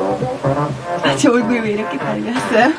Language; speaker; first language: Korean; non-native, fluent; Russian